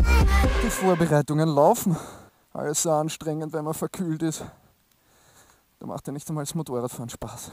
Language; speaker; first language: German; native; German